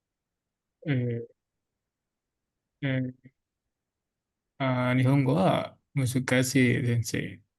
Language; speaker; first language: Japanese; non-native, learner; Indonesian